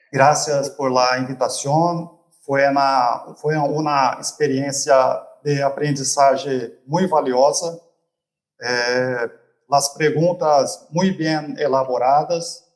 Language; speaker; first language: Spanish; non-native, fluent; Portuguese